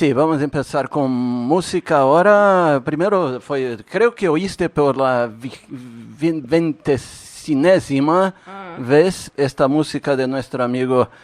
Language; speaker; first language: Spanish; non-native, fluent; Portuguese